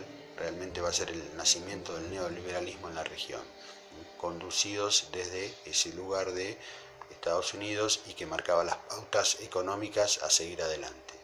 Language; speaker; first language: Spanish; native; Spanish